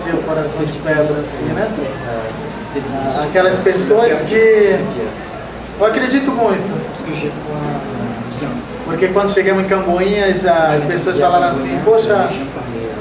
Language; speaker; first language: Portuguese; non-native, local second language; Guarani